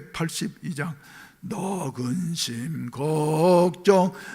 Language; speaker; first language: Korean; native; Korean